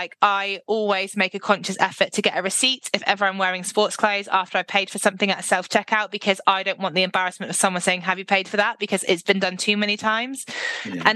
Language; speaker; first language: English; native; English